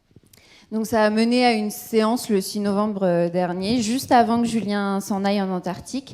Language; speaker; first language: French; native; French